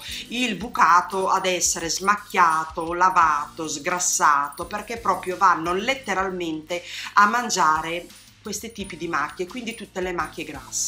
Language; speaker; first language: Italian; native; Italian